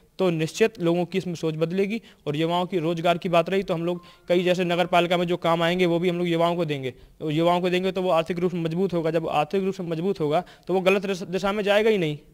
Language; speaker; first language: Hindi; native; Hindi